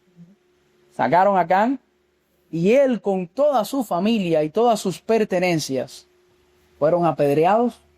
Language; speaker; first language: Spanish; native; Spanish